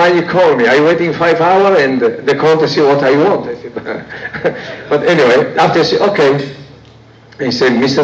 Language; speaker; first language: English; non-native, learner; Italian